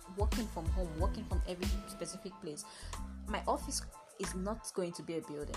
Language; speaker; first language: English; non-native, local second language; Yoruba